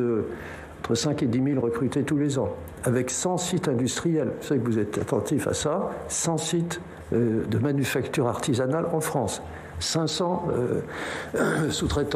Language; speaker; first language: French; native; French